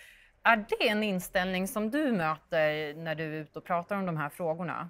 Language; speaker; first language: Swedish; native; Swedish